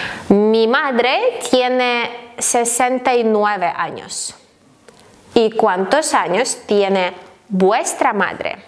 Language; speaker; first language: Spanish; non-native, fluent; Ukrainian